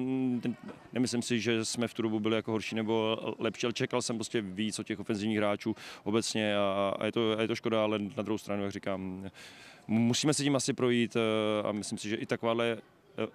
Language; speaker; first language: Czech; native; Czech